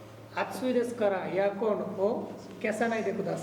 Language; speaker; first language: Japanese; non-native, learner; Bangla